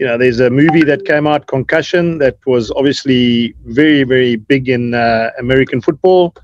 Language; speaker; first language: English; native; English